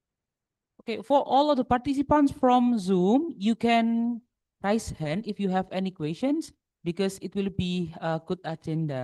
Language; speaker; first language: English; non-native, local second language; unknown